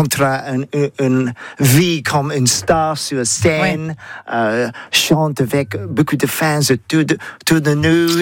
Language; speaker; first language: French; non-native, learner; English